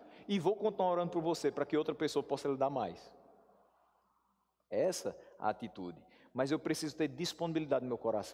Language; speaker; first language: Portuguese; native; Portuguese